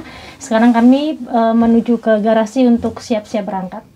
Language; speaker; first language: Indonesian; native; Indonesian